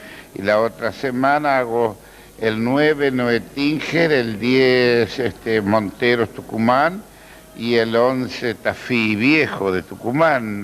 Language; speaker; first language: Spanish; native; Spanish